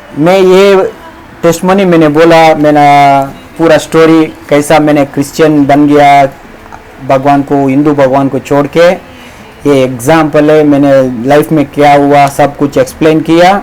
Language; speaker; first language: Hindi; early bilingual, heritage; Hindi